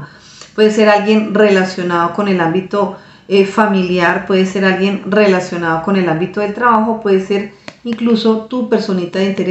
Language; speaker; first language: Spanish; native; Spanish